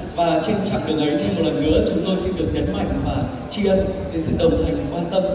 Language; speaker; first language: Vietnamese; native; Vietnamese